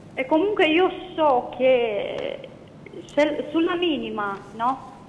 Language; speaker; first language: Italian; non-native, learner; Romanian